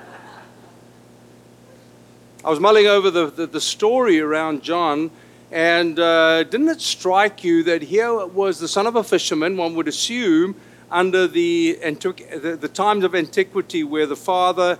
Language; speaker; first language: English; non-native, local second language; Afrikaans